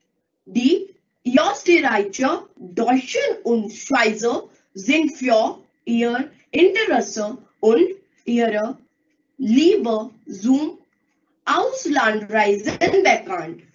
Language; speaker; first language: German; non-native, learner; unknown